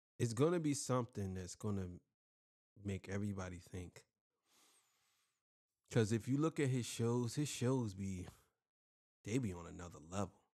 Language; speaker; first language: English; native; English